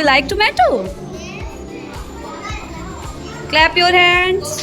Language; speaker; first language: English; non-native, local second language; Hindi